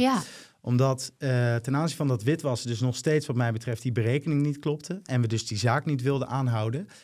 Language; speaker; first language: Dutch; native; Dutch